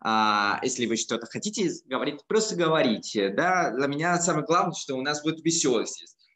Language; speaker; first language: Russian; non-native, learner; Spanish